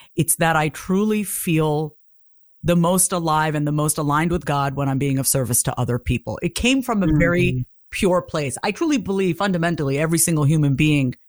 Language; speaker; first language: English; native; English